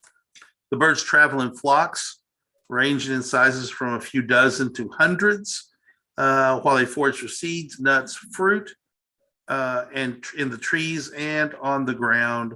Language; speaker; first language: English; native; English